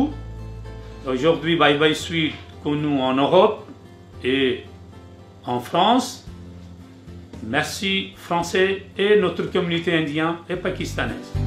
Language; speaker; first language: French; non-native, learner; Urdu